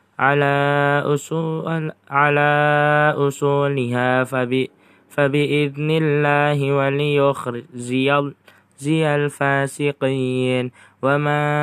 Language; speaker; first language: Arabic; non-native, learner; Indonesian